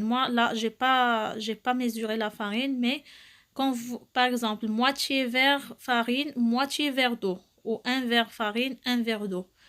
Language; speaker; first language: French; non-native, local second language; Arabic